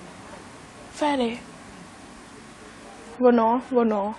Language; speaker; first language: Danish; non-native, learner; Thai